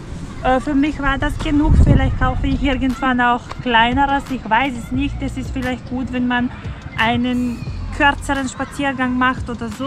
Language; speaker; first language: German; non-native, fluent; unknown